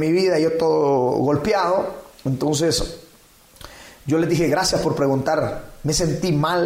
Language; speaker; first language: Spanish; native; Spanish